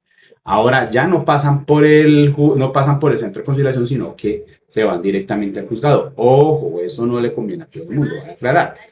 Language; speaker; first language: Spanish; native; Spanish